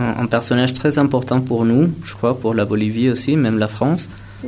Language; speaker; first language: French; non-native, fluent; Spanish